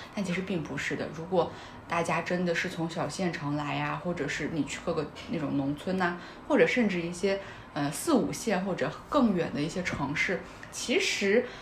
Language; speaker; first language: Chinese; non-native, local second language; Kazakh